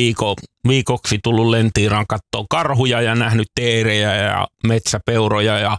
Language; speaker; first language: Finnish; native; Finnish